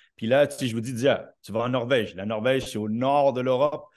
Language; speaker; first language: French; native; French